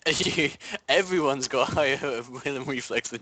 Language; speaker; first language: English; native; English